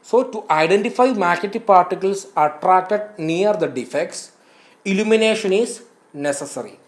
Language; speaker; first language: English; non-native, local second language; Malayalam